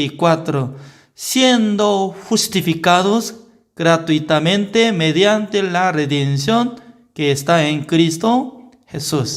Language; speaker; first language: Spanish; non-native, learner; Korean